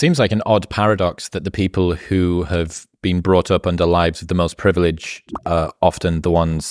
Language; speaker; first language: English; native; English